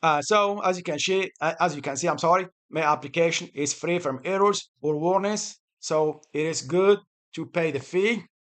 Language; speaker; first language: English; non-native, fluent; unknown